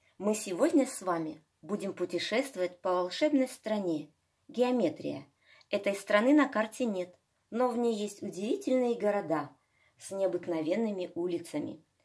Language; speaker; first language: Russian; native; Russian